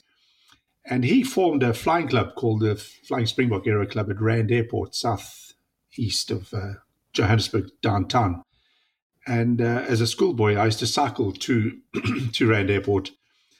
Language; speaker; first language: English; native; English